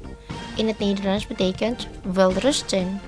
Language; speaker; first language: Dutch; non-native, learner; Indonesian